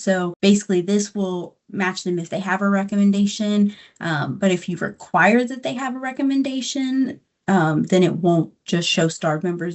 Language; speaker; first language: English; native; English